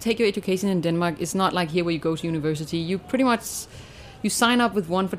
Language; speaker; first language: English; non-native, fluent; Danish